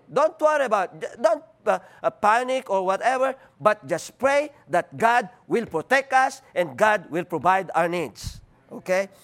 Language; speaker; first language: English; non-native, local second language; Filipino